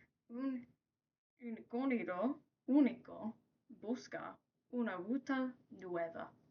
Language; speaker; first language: Spanish; non-native, learner; English